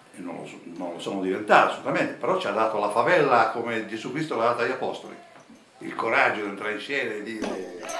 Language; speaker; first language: Italian; native; Italian